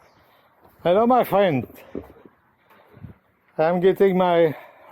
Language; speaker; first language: English; non-native, learner; French